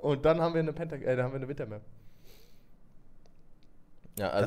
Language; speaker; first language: German; native; German